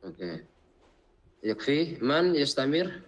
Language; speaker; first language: Arabic; non-native, fluent; Indonesian